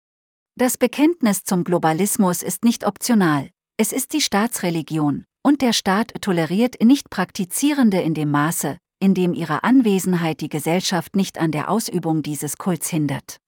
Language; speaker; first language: German; native; German